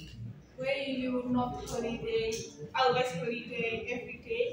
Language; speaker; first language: English; non-native, learner; Indonesian